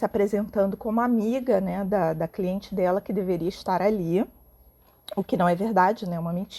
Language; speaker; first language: Portuguese; native; Portuguese